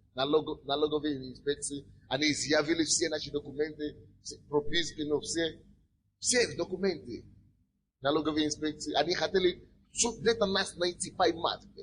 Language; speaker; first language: Russian; non-native, fluent; Yoruba